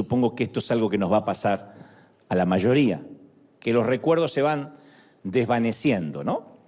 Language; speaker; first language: Spanish; native; Spanish